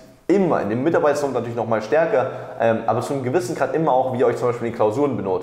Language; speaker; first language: German; native; German